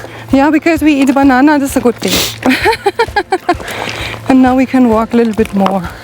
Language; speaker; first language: English; non-native, learner; German